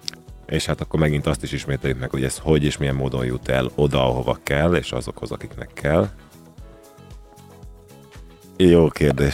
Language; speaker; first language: Hungarian; native; Hungarian